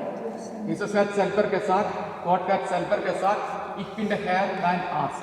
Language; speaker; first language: German; non-native, learner; Malayalam